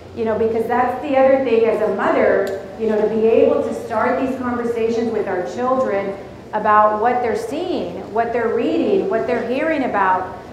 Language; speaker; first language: English; early bilingual, other home language; Spanish